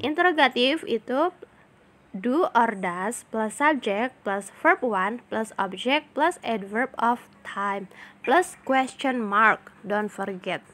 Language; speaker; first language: English; non-native, fluent; Indonesian